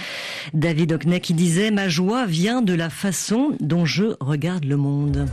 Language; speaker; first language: French; native; French